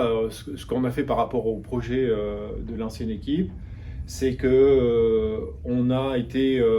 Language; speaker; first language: French; native; French